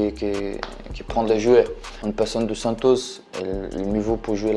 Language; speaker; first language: French; non-native, learner; Portuguese